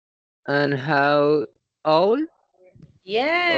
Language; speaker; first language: English; non-native, learner; Spanish